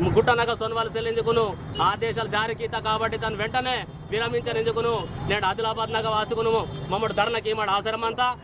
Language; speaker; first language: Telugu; non-native, local second language; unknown